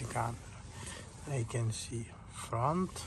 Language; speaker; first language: English; non-native, learner; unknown